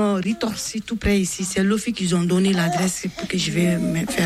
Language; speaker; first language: French; non-native, local second language; Bambara